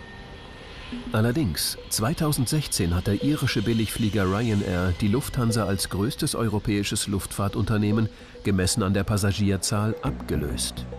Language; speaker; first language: German; native; German